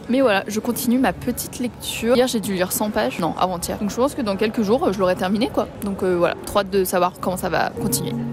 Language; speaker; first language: French; early bilingual, other home language; Vietnamese